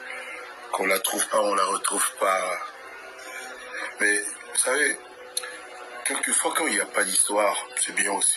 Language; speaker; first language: French; non-native, local second language; Lingala